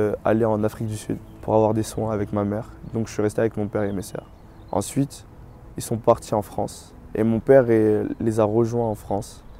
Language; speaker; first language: French; early bilingual, other home language; Lingala